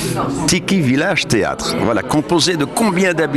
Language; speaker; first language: French; native; French